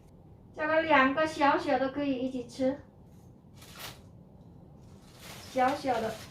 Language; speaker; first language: Chinese; non-native, learner; Indonesian